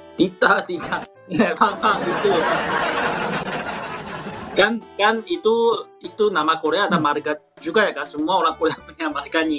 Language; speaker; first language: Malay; non-native, fluent; Korean